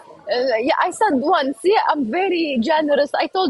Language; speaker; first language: English; non-native, learner; Arabic